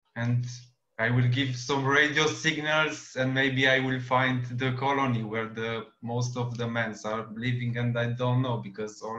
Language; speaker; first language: English; non-native, learner; Romanian